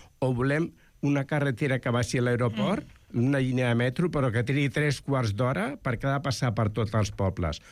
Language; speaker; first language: Catalan; native; Catalan